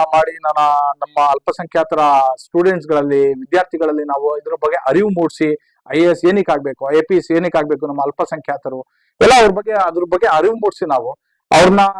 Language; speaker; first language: Kannada; non-native, local second language; Urdu